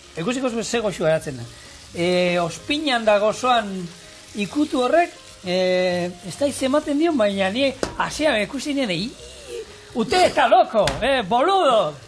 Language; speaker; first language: Basque; native; Basque